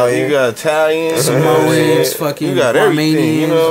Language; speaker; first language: English; native; English